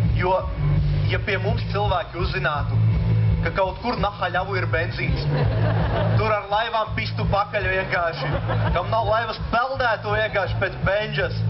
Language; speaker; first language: Latvian; non-native, local second language; Russian